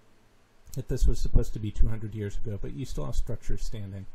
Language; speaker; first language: English; native; English